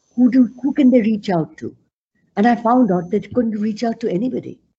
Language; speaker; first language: English; non-native, local second language; Punjabi